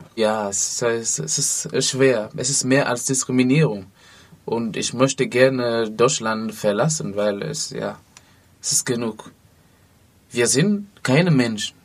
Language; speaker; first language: German; non-native, learner; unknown